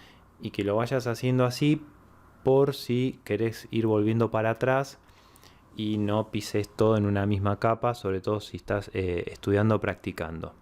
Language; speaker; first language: Spanish; native; Spanish